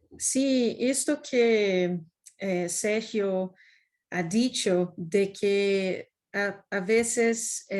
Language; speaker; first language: Spanish; non-native, fluent; Portuguese